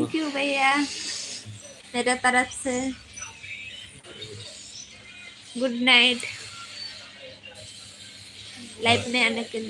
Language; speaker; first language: Hindi; non-native, local second language; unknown